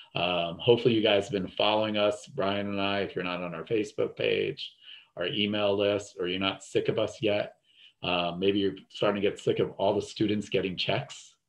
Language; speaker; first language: English; native; English